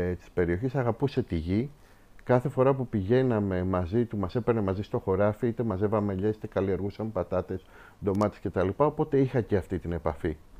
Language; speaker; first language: Greek; early bilingual, heritage; Greek